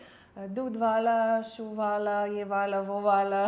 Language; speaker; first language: Hindi; non-native, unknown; Lithuanian